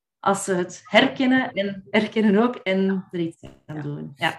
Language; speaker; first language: Dutch; native; Dutch